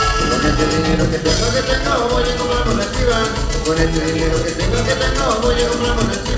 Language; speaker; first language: Spanish; native; Spanish